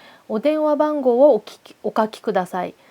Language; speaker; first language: Japanese; non-native, fluent; Korean